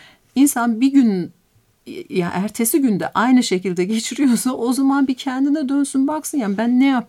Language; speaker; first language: Turkish; native; Turkish